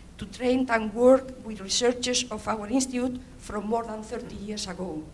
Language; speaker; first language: English; non-native, fluent; Spanish